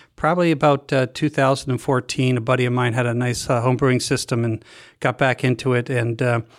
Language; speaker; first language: English; native; English